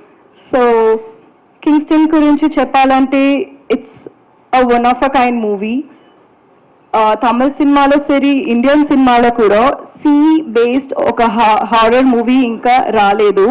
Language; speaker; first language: Telugu; non-native, learner; Tamil